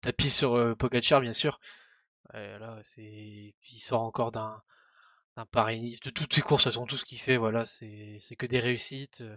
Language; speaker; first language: French; native; French